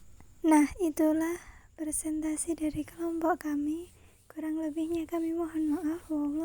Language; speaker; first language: Indonesian; native; Indonesian